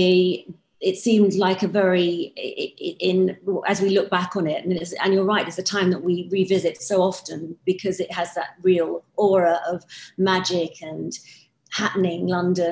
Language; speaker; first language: English; native; English